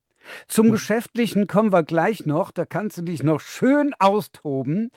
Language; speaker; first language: German; native; German